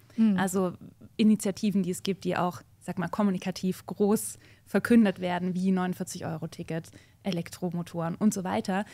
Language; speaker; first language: German; native; German